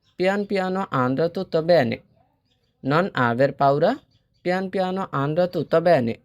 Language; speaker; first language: Italian; non-native, fluent; Bangla